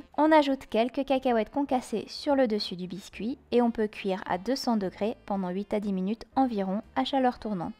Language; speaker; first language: French; native; French